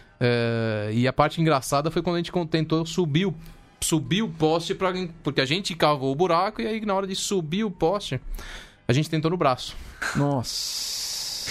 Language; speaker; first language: Portuguese; early bilingual, other home language; Spanish